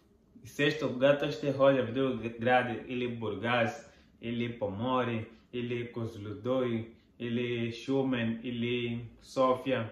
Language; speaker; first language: Bulgarian; non-native, learner; Portuguese